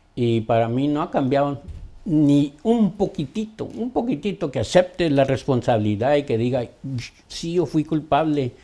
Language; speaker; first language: Spanish; early bilingual, other home language; English